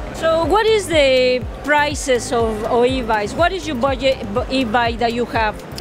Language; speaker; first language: English; non-native, fluent; Spanish